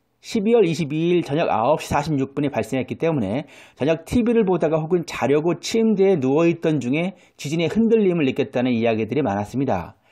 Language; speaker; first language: Korean; native; Korean